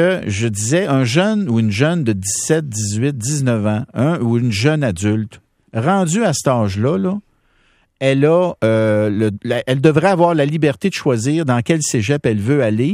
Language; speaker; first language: French; native; French